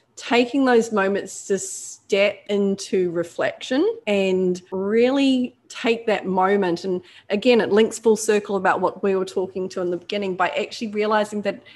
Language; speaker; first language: English; native; English